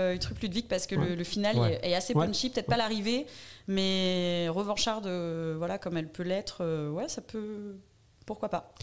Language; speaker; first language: French; native; French